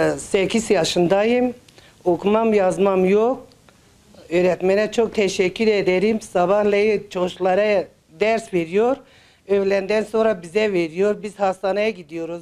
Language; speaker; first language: Turkish; non-native, local second language; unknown